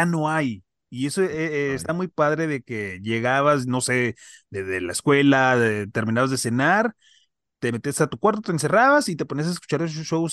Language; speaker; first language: Spanish; native; Spanish